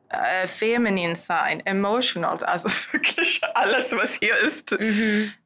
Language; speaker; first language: German; non-native, learner; Swedish